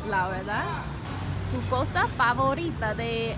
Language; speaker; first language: Spanish; non-native, learner; English